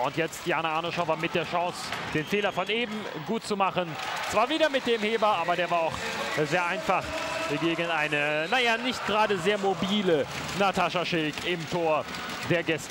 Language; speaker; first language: German; native; German